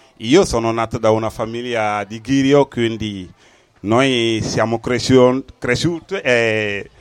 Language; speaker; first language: Italian; non-native, fluent; Wolof